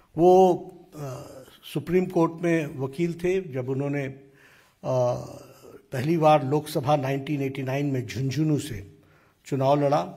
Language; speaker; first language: Hindi; native; Hindi